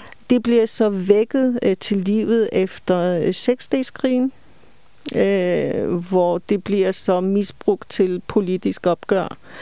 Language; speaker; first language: Danish; non-native, fluent; Polish